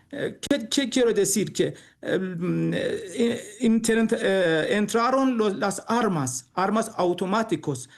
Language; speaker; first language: Spanish; non-native, learner; Persian